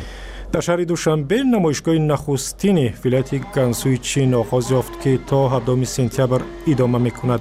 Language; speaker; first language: Persian; native; Persian